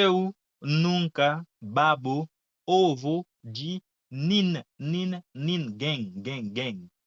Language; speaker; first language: Portuguese; non-native, fluent; Haitian Creole